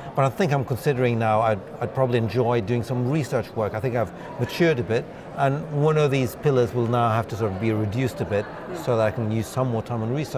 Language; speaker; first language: English; non-native, fluent; Norwegian